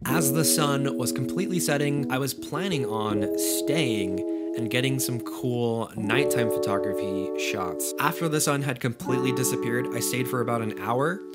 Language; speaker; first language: English; native; English